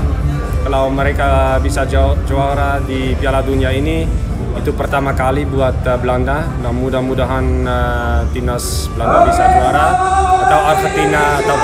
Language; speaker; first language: Indonesian; non-native, fluent; Dutch